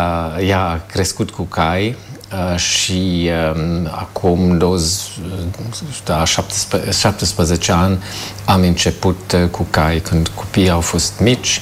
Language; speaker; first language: Romanian; non-native, fluent; German